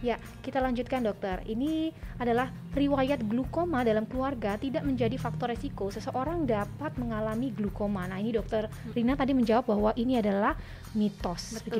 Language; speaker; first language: Indonesian; native; Indonesian